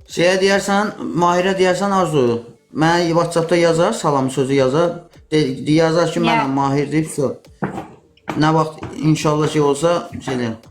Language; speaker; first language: Azerbaijani; non-native, local second language; Talysh